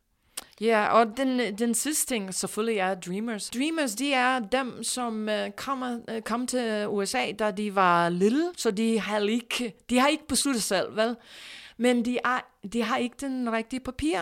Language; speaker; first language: Danish; non-native, fluent; English